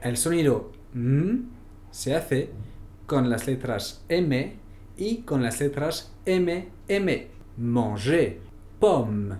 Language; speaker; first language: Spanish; non-native, fluent; French